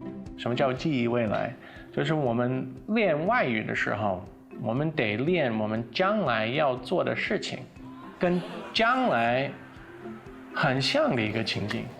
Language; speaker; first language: Chinese; non-native, fluent; English